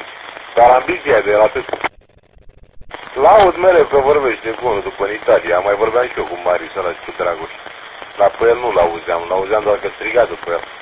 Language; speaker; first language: Romanian; native; Romanian